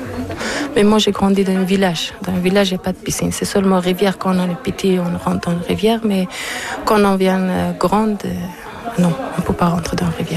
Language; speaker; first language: French; non-native, learner; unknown